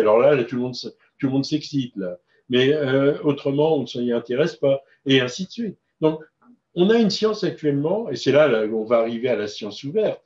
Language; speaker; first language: French; native; French